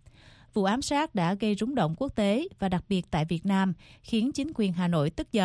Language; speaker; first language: Vietnamese; native; Vietnamese